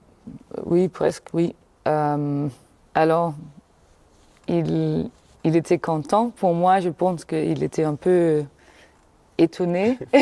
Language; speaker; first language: French; non-native, fluent; Danish